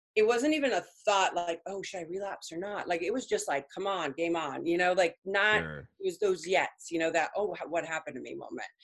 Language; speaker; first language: English; early bilingual, other home language; Spanish